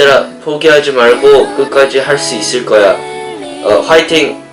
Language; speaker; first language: Korean; early bilingual, heritage; English